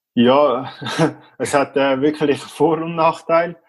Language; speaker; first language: German; native; German